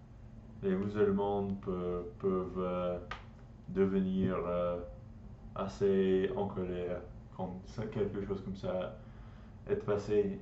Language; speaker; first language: French; non-native, learner; English